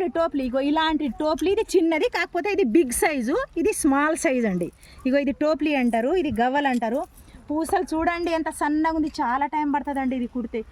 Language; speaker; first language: Telugu; non-native, local second language; Lambadi